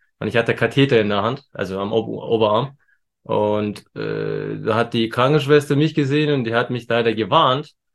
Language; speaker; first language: German; early bilingual, other home language; Turkish